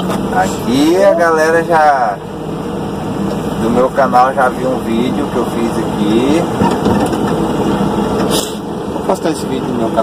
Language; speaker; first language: Portuguese; native; Portuguese